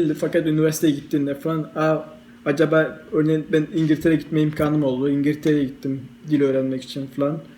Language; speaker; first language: Turkish; early bilingual, heritage; Turkish